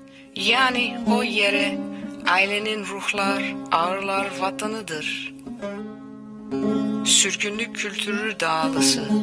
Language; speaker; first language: Turkish; non-native, learner; Armenian